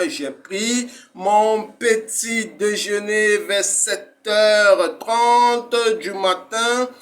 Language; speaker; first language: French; non-native, fluent; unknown